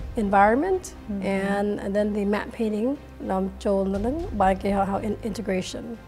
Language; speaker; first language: English; early bilingual, other home language; Khmer